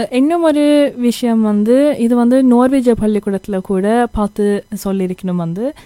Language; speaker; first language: Tamil; early bilingual, heritage; Tamil